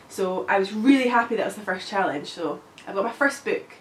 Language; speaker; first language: English; native; English